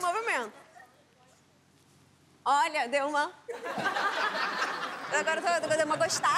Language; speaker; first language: Portuguese; native; Portuguese